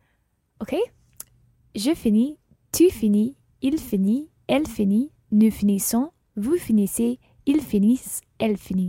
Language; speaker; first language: French; non-native, learner; English